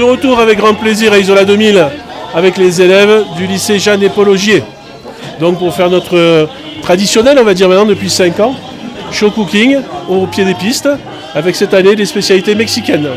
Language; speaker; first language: French; native; French